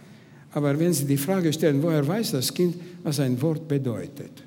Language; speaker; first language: German; non-native, fluent; Hungarian